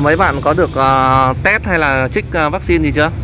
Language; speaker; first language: Vietnamese; native; Vietnamese